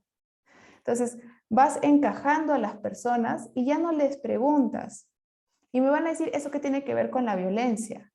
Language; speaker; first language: Spanish; native; Spanish